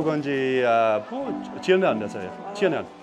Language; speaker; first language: Korean; non-native, learner; Dutch